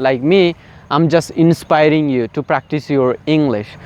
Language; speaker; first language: English; non-native, local second language; Bangla